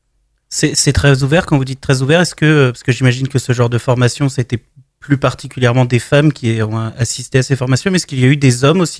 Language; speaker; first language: French; native; French